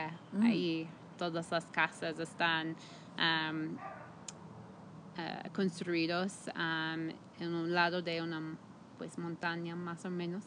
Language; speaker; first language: Spanish; non-native, fluent; English